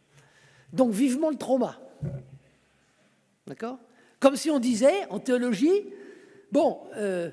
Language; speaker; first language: French; native; French